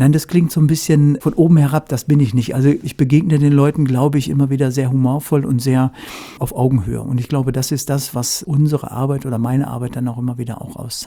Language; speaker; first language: German; native; German